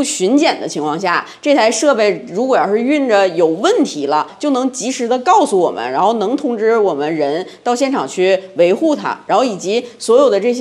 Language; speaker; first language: Chinese; native; Chinese